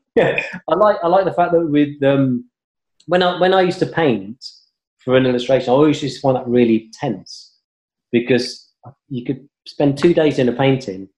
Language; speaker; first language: English; native; English